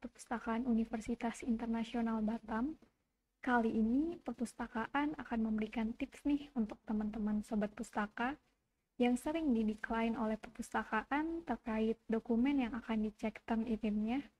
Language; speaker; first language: Indonesian; native; Indonesian